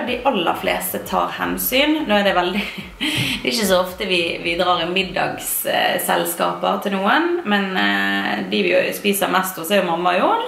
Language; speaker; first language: Norwegian; native; Norwegian